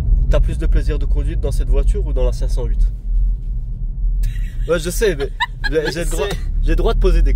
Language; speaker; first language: French; native; French